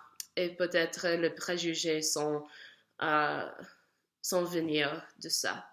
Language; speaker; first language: French; non-native, learner; English